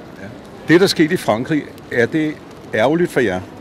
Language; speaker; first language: Danish; native; Danish